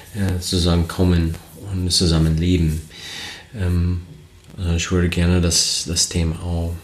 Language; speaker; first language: German; non-native, learner; English